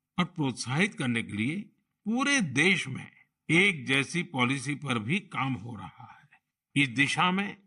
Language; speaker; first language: Hindi; non-native, local second language; Gujarati